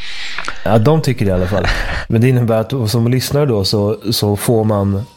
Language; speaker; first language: Swedish; native; Swedish